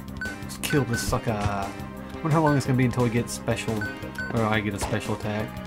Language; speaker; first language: English; native; English